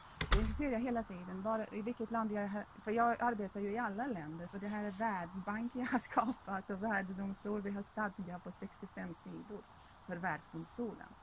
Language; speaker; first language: Swedish; non-native, fluent; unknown